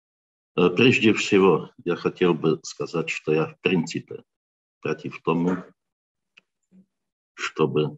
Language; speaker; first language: Russian; non-native, learner; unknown